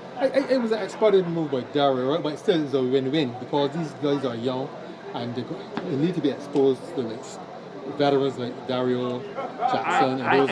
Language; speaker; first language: English; native; English